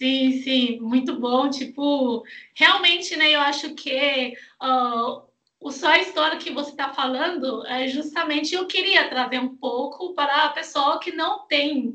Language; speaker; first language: Portuguese; non-native, fluent; Chinese